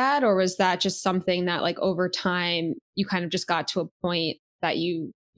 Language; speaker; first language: English; native; English